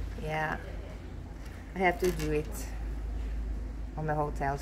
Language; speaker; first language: English; non-native, fluent; Norwegian